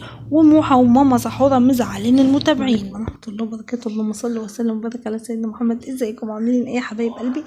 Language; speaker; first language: Arabic; native; Arabic